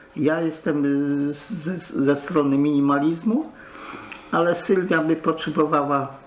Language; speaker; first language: Polish; native; Polish